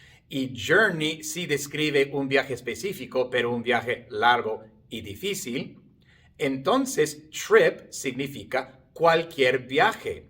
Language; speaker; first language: Spanish; non-native, fluent; English